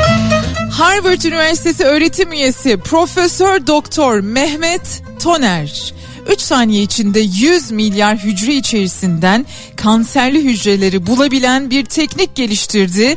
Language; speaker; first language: Turkish; native; Turkish